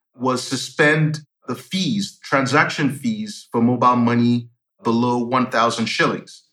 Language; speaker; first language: English; non-native, local second language; Yoruba